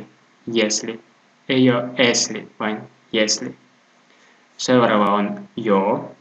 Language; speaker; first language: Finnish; non-native, fluent; Russian